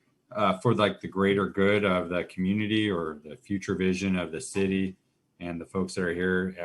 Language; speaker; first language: English; native; English